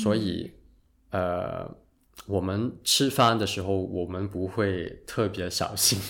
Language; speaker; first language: Chinese; non-native, local second language; Cantonese